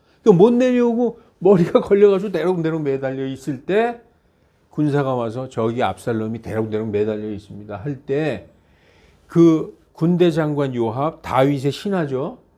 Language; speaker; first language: Korean; native; Korean